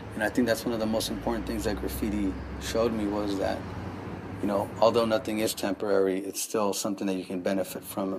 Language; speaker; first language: English; native; English